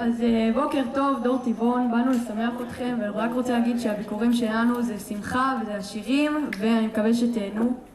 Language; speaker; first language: Hebrew; native; Hebrew